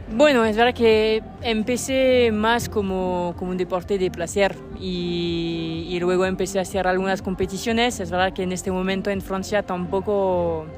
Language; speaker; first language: Spanish; non-native, fluent; French